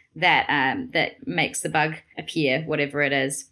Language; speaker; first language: English; native; English